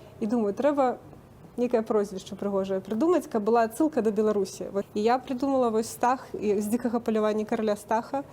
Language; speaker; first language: Belarusian; non-native, local second language; Russian